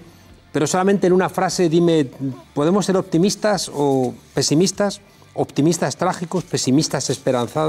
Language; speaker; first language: Spanish; native; Spanish